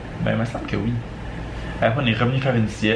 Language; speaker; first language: French; native; French